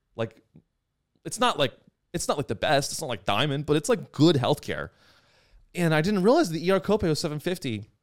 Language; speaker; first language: English; native; English